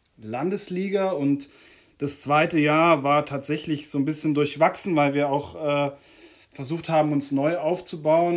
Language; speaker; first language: German; native; German